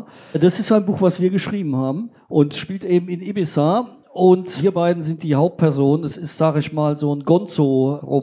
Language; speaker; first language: German; native; German